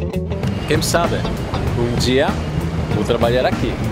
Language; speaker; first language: Portuguese; non-native, fluent; Czech